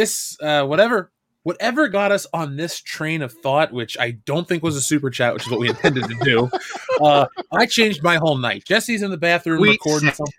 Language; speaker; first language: English; native; English